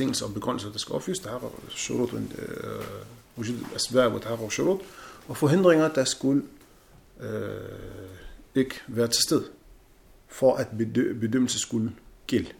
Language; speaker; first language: Danish; non-native, fluent; Arabic